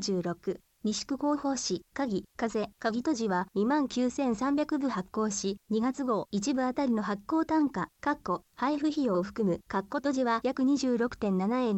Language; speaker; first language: Japanese; native; Japanese